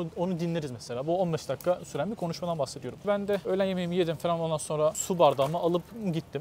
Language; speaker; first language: Turkish; native; Turkish